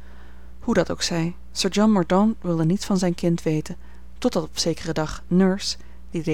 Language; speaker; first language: Dutch; native; Dutch